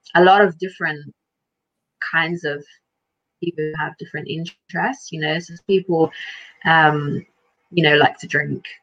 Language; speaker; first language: English; early bilingual, other home language; Lithuanian